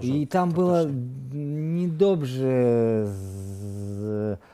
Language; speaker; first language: Polish; non-native, learner; Russian